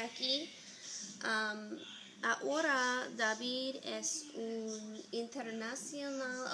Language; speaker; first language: Spanish; non-native, learner; English